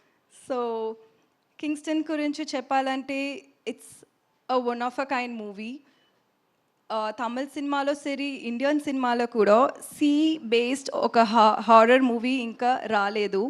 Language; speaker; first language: Telugu; non-native, learner; Tamil